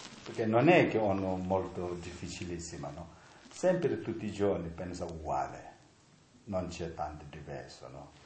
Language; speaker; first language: Italian; non-native, learner; Tibetan